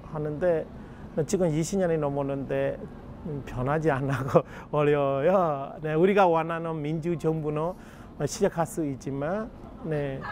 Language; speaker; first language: Korean; non-native, fluent; Burmese